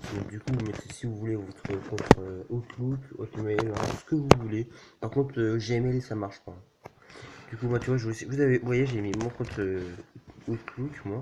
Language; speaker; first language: French; native; French